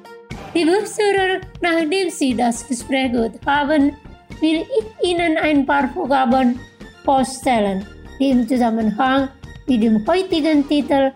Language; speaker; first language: German; non-native, fluent; Indonesian